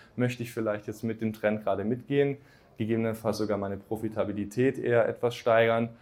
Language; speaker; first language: German; native; German